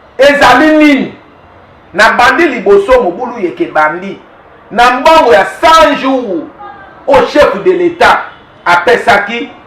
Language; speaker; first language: Lingala; native; Lingala